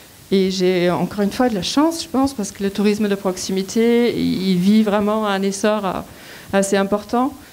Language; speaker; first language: French; non-native, fluent; German